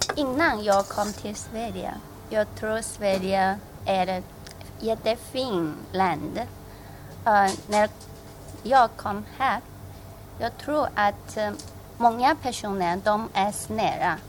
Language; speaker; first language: Swedish; non-native, learner; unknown